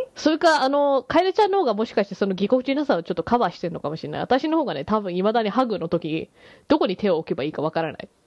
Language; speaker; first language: Japanese; early bilingual, heritage; Japanese